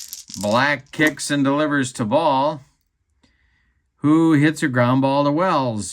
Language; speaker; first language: English; native; English